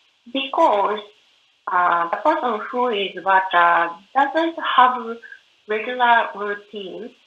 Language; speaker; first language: English; non-native, learner; Japanese